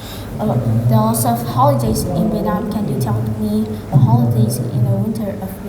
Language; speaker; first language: English; non-native, learner; Vietnamese